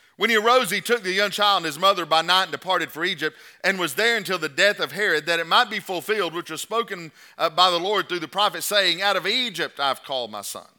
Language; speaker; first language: English; native; English